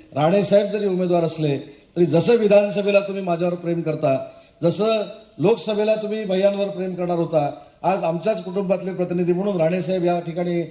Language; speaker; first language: Marathi; native; Marathi